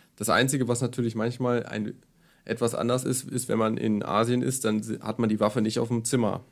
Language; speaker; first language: German; native; German